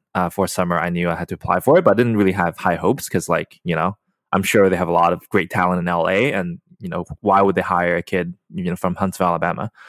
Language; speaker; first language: English; early bilingual, other home language; Chinese